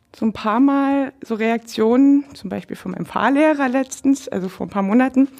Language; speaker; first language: German; native; German